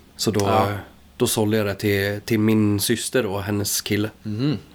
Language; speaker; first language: Swedish; native; Swedish